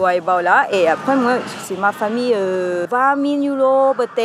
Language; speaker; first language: French; non-native, learner; Thai